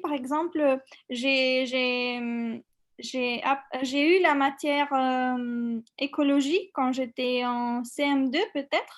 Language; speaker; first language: French; non-native, fluent; Macedonian